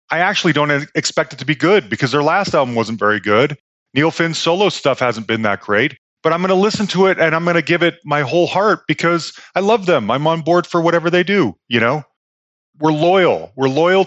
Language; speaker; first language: English; native; English